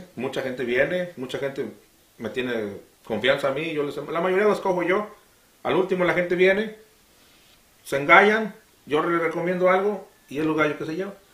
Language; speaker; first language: Spanish; native; Spanish